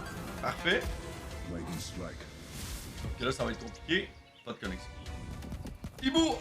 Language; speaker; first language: French; native; French